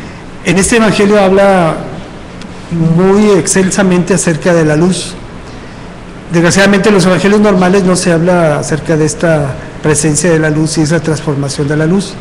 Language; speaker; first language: Spanish; native; Spanish